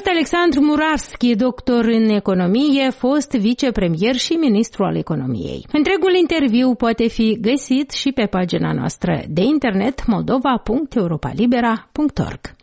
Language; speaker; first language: Romanian; native; Romanian